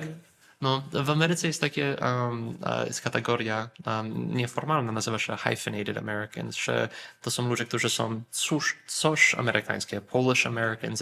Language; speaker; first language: Polish; early bilingual, heritage; Polish